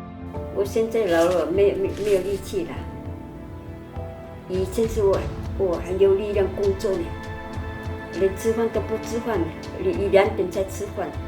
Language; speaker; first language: Chinese; non-native, local second language; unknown